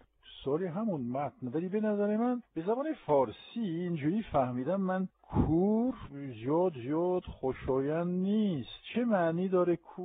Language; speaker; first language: Persian; non-native, fluent; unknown